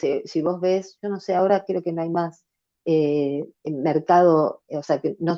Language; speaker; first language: Spanish; native; Spanish